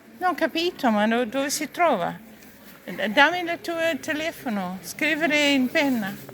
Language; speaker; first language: Italian; non-native, learner; English